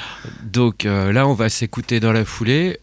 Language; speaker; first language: French; native; French